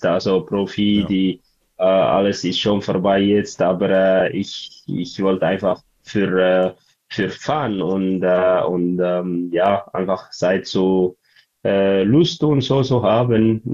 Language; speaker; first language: German; non-native, learner; Tigrinya